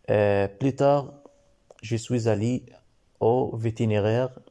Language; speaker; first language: French; non-native, learner; Arabic